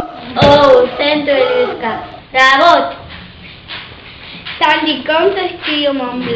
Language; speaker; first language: Catalan; non-native, learner; Spanish